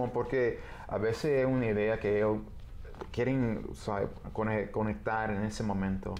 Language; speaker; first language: Spanish; early bilingual, heritage; Spanish